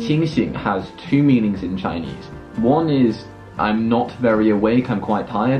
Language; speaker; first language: English; native; English